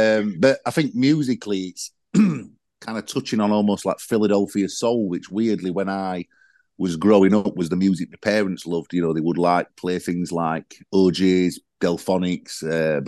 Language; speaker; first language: English; native; English